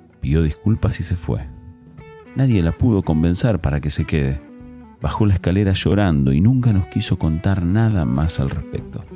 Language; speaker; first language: Spanish; native; Spanish